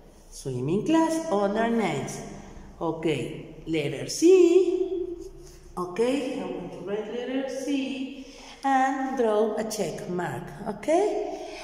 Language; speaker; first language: English; non-native, fluent; Spanish